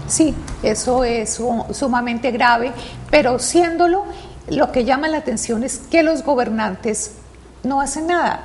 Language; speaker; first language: Spanish; native; Spanish